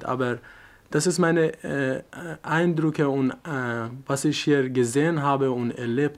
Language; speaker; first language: German; non-native, fluent; Persian